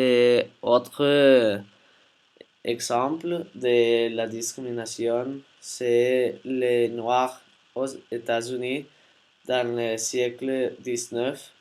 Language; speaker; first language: French; non-native, learner; Spanish